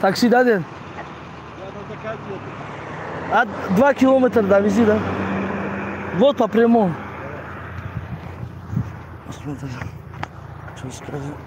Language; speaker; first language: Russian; non-native, local second language; Tajik